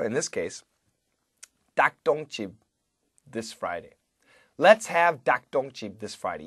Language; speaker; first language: English; native; English